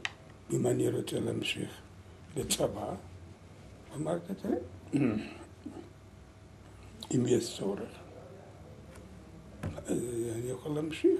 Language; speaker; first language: Hebrew; non-native, learner; Lithuanian